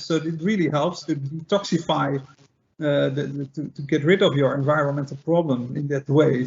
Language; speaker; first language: English; non-native, fluent; Dutch